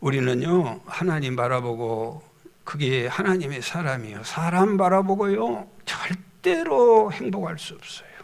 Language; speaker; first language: Korean; native; Korean